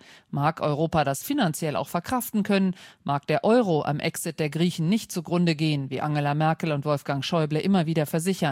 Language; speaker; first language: German; native; German